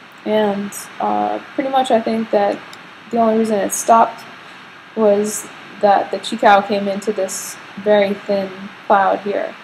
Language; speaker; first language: English; native; English